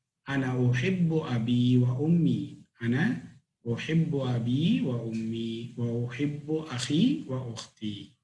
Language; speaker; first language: Arabic; non-native, fluent; Tamil